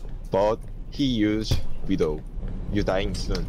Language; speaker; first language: English; non-native, learner; Korean